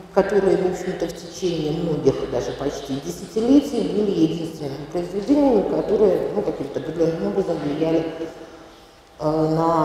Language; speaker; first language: Russian; native; Russian